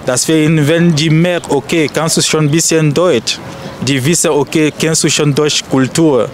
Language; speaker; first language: German; non-native, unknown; French